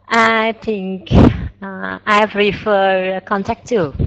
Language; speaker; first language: English; non-native, learner; Vietnamese